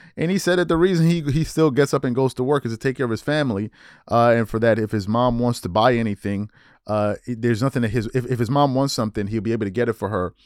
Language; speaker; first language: English; native; English